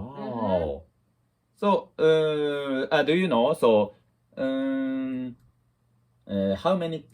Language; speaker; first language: English; non-native, learner; Japanese